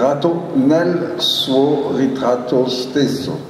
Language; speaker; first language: Italian; non-native, learner; French